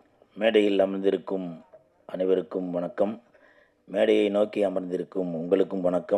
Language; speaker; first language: Tamil; native; Tamil